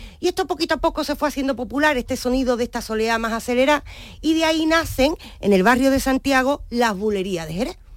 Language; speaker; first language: Spanish; native; Spanish